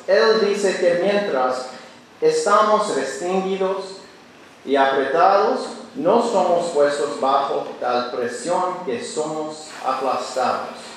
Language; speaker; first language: Spanish; non-native, learner; English